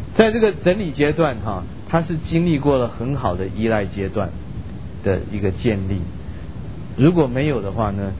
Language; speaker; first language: Chinese; early bilingual, other home language; Min Nan Chinese